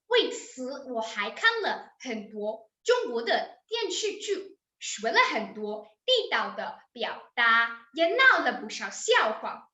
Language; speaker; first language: Chinese; non-native, learner; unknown